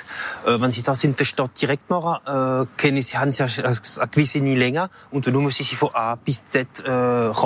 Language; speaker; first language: German; non-native, local second language; French